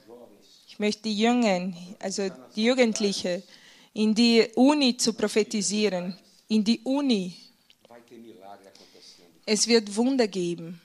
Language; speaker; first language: German; non-native, fluent; Portuguese